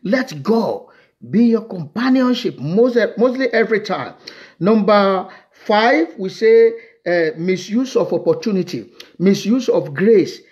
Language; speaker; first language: English; non-native, local second language; Yoruba